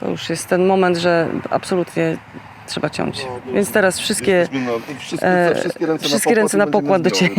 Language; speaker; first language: Polish; native; Polish